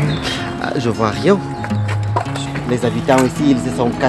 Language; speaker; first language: French; non-native, learner; Russian